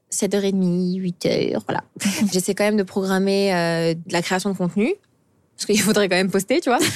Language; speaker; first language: French; early bilingual, other home language; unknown